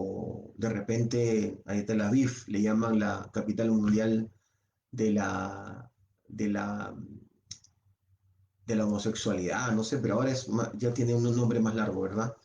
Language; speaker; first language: Spanish; native; Spanish